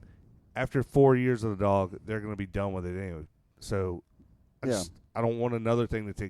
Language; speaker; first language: English; native; English